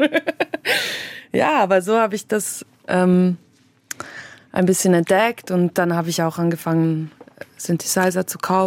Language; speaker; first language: German; native; German